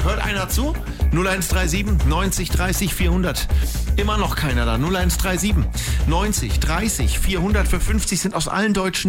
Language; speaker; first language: German; native; German